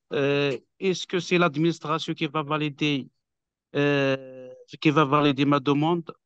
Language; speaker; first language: French; non-native, fluent; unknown